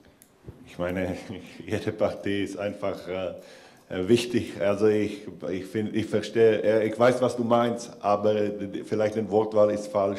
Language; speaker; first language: German; non-native, fluent; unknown